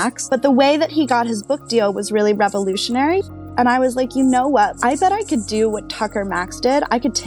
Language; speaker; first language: English; native; English